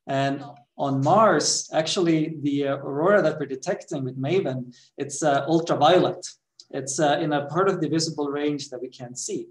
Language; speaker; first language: English; non-native, fluent; Swedish